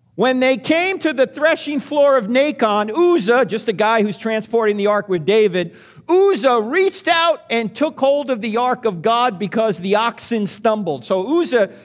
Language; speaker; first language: English; native; English